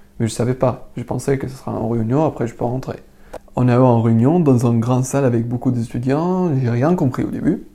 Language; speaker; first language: French; non-native, learner; Arabic